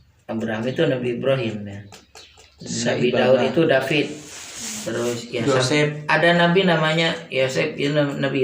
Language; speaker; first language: Indonesian; native; Indonesian